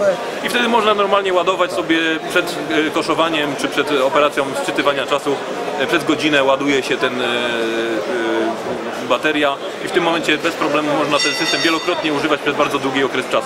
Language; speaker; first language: Polish; native; Polish